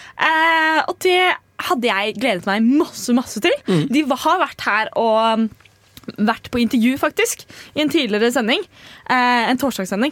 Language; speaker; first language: Norwegian; native; Norwegian